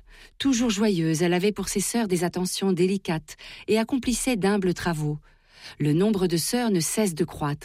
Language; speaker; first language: French; native; French